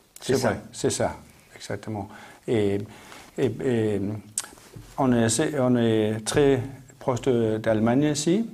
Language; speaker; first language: French; non-native, learner; Danish